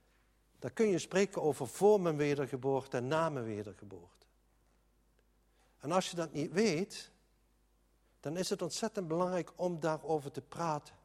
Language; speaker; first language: Dutch; native; Dutch